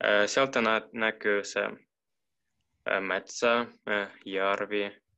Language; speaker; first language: Finnish; non-native, learner; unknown